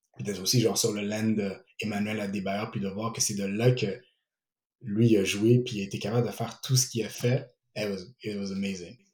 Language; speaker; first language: French; early bilingual, other home language; Ewe